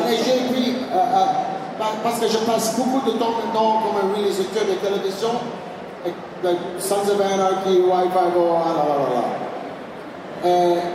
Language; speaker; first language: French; non-native, learner; English